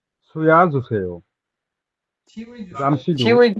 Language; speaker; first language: Korean; non-native, learner; Bangla